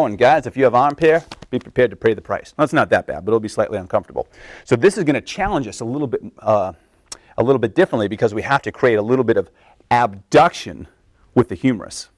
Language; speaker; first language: English; native; English